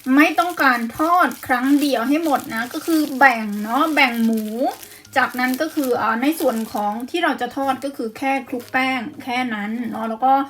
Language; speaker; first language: Thai; native; Thai